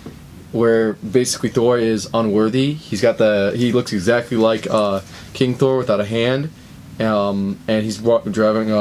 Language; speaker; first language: English; native; English